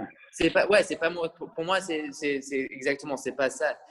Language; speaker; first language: French; non-native, fluent; English